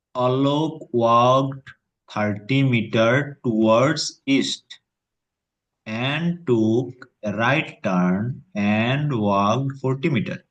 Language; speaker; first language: English; non-native, local second language; Bangla